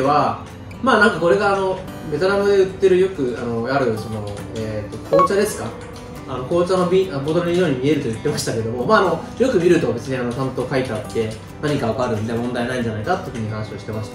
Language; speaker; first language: Japanese; native; Japanese